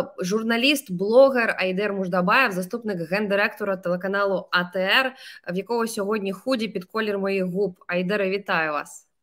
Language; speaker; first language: Ukrainian; native; Ukrainian